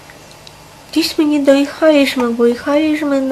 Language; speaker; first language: Polish; non-native, fluent; Russian